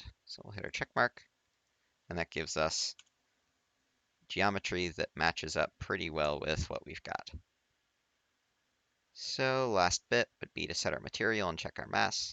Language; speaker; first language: English; native; English